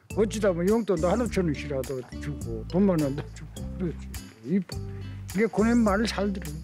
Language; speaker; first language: Korean; native; Korean